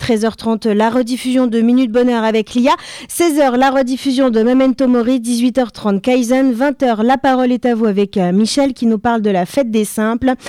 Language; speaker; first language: French; native; French